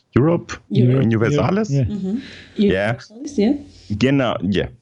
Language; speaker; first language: English; non-native, fluent; German